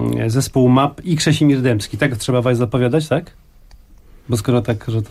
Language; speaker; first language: Polish; native; Polish